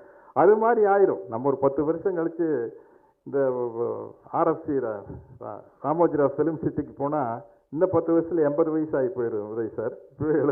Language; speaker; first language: Tamil; native; Tamil